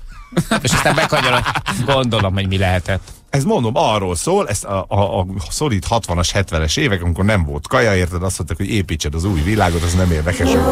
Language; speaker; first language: Hungarian; native; Hungarian